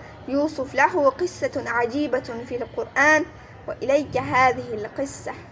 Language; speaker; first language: Arabic; non-native, fluent; Uzbek